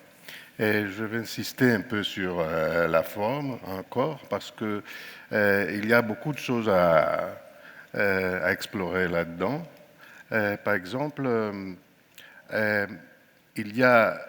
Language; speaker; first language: French; non-native, fluent; Greek